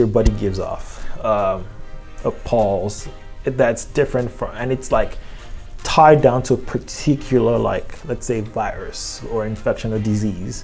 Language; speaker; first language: English; non-native, local second language; Yoruba